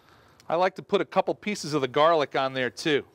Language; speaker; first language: English; native; English